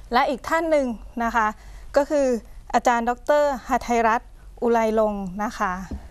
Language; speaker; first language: Thai; native; Thai